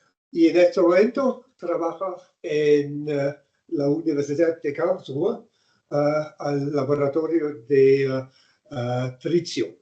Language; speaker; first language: Spanish; non-native, fluent; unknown